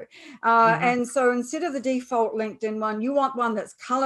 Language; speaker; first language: English; native; English